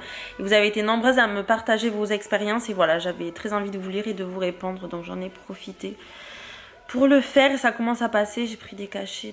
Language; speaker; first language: French; native; French